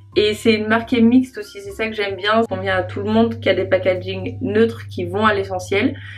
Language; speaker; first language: French; native; French